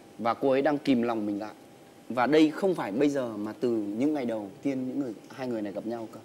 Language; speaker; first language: Vietnamese; native; Vietnamese